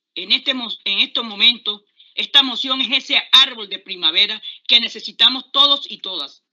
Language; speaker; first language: Spanish; native; Spanish